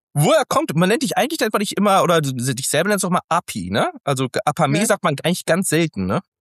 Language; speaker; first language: German; early bilingual, other home language; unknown